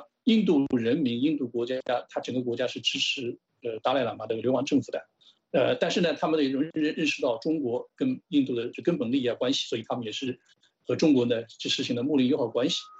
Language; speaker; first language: Chinese; native; Chinese